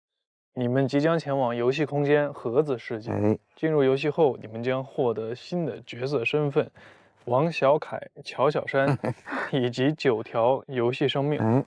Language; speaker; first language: Chinese; native; Chinese